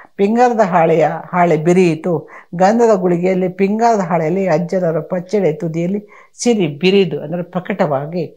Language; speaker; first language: Kannada; non-native, local second language; Tulu